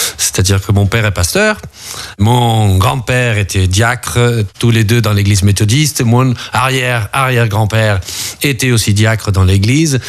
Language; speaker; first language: French; early bilingual, other home language; Spanish